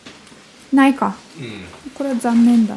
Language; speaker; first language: Japanese; non-native, learner; Russian